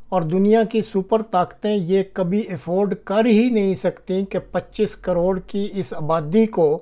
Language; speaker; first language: Urdu; non-native, local second language; Punjabi